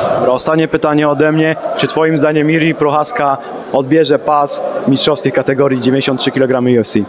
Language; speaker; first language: Polish; native; Polish